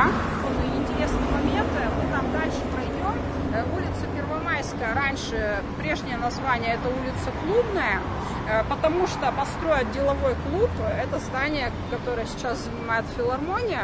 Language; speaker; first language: Russian; native; Russian